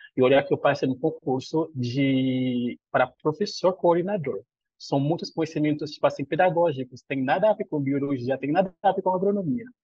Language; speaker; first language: Portuguese; non-native, fluent; Haitian Creole